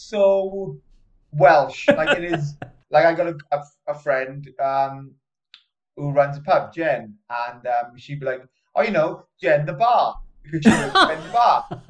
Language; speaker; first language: English; native; English